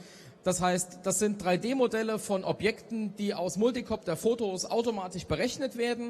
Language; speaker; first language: German; native; German